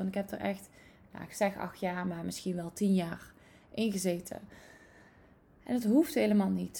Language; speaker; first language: Dutch; native; Dutch